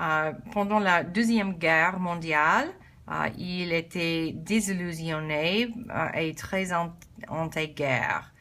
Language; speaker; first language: French; non-native, learner; English